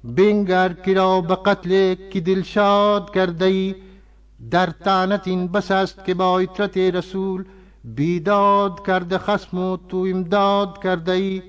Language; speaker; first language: Persian; non-native, fluent; Urdu